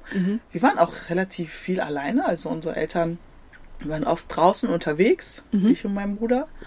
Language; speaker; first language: German; native; German